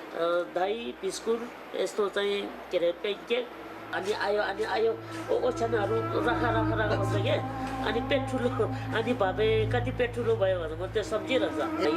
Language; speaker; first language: Nepali; non-native, local second language; Tibetan